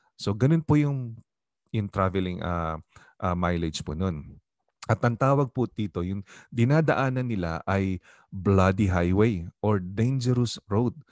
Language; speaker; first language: Filipino; native; Filipino